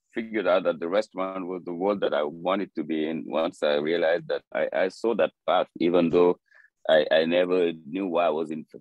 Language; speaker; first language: English; non-native, fluent; French